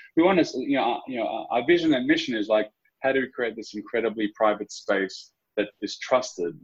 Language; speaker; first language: English; native; English